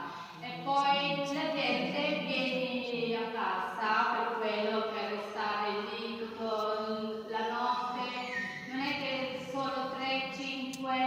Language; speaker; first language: Italian; non-native, learner; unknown